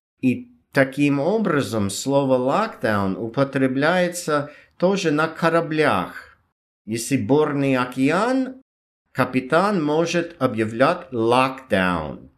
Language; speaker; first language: Russian; non-native, fluent; English